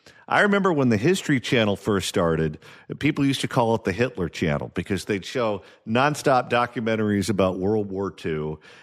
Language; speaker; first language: English; native; English